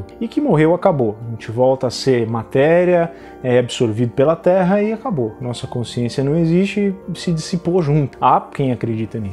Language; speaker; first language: Portuguese; native; Portuguese